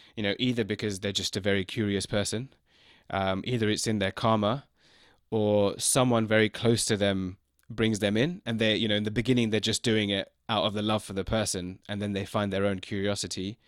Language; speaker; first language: English; native; English